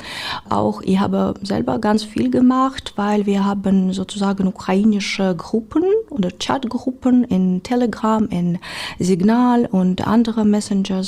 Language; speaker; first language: German; non-native, learner; Ukrainian